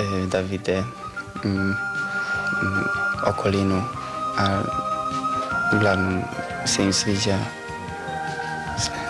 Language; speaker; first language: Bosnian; non-native, local second language; Hungarian